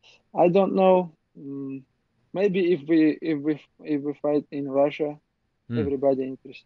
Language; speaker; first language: English; non-native, learner; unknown